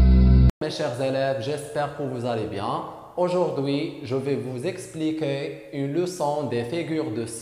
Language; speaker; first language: French; non-native, local second language; Arabic